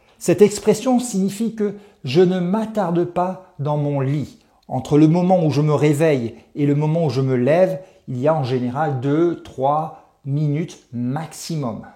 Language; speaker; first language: French; native; French